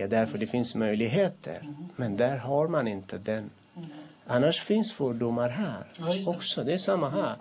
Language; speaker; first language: Swedish; non-native, fluent; Kurdish